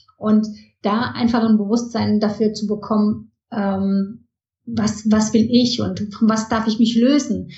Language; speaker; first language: German; early bilingual, heritage; German